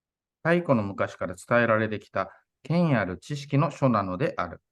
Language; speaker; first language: Japanese; native; Japanese